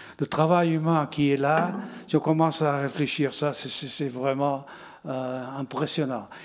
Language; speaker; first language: French; non-native, fluent; Portuguese